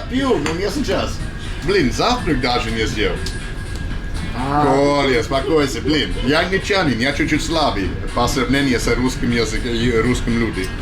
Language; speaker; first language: Russian; non-native, learner; English